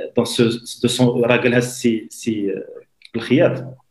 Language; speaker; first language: French; non-native, local second language; Arabic